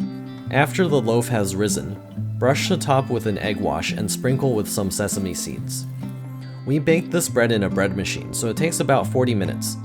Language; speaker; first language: English; native; English